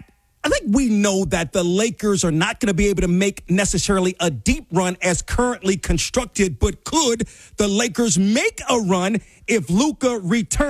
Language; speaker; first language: English; native; English